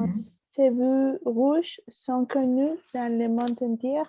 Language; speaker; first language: French; non-native, learner; Spanish